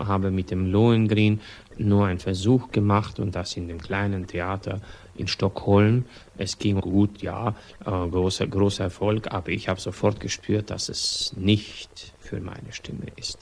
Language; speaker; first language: German; non-native, fluent; Swedish